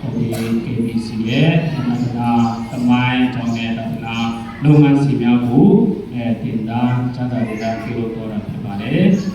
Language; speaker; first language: Burmese; non-native, local second language; Kachin